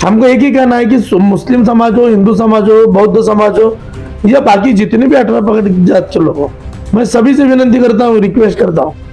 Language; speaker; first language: Hindi; non-native, local second language; Marathi